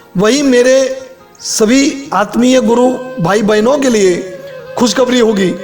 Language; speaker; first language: Hindi; non-native, local second language; Gujarati